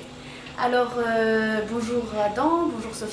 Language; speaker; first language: French; native; French